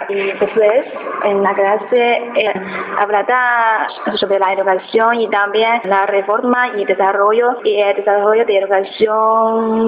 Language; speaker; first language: Spanish; non-native, learner; Chinese